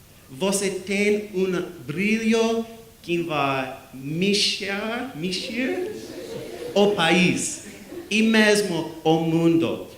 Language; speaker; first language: Portuguese; non-native, learner; English